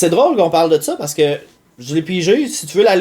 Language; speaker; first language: French; native; French